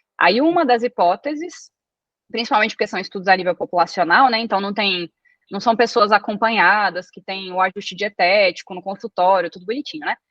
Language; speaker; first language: Portuguese; early bilingual, other home language; Italian